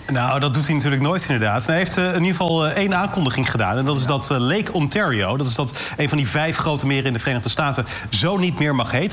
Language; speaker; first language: Dutch; native; Dutch